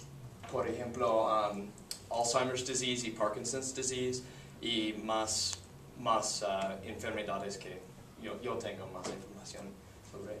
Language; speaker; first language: Spanish; non-native, learner; English